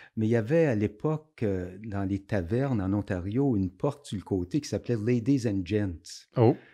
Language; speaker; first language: French; native; French